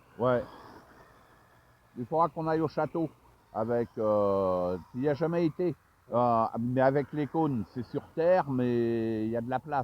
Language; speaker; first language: French; native; French